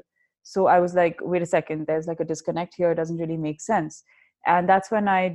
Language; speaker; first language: English; non-native, local second language; Hindi